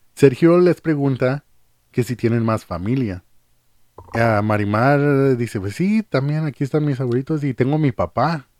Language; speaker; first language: Spanish; early bilingual, heritage; Spanish